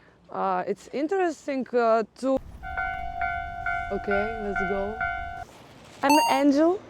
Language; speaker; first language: English; non-native, learner; Russian